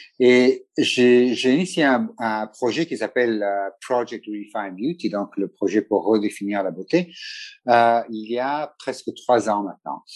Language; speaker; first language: French; non-native, fluent; Italian